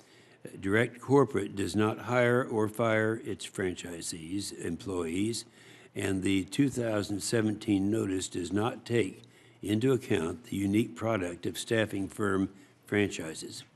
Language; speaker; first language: English; native; English